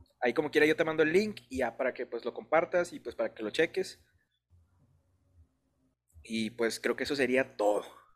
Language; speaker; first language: Spanish; native; Spanish